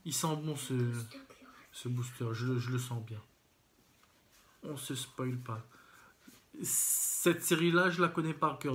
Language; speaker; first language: French; native; French